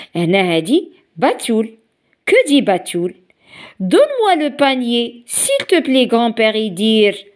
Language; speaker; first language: French; non-native, local second language; Arabic